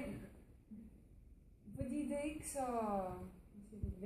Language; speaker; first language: Danish; non-native, learner; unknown